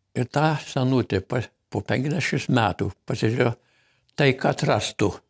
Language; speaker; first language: Lithuanian; native; Lithuanian